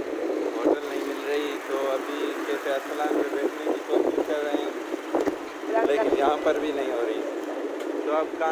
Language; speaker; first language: Hindi; non-native, local second language; Sindhi